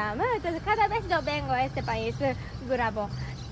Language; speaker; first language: Spanish; non-native, learner; Japanese